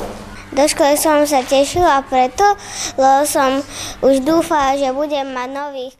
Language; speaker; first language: Slovak; non-native, local second language; Hungarian